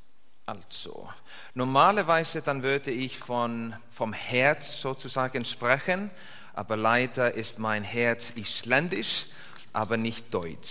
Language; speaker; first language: German; non-native, fluent; Icelandic